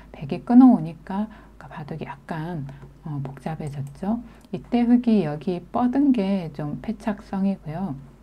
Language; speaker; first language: Korean; native; Korean